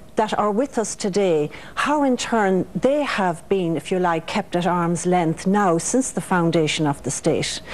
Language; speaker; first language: English; native; English